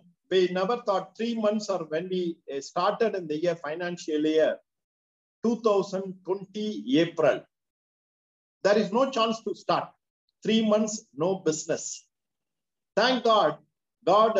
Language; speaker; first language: English; non-native, local second language; Tamil